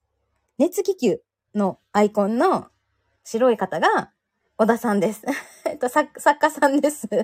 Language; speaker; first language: Japanese; native; Japanese